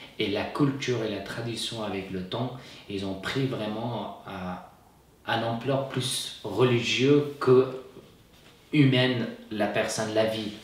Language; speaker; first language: French; non-native, fluent; Persian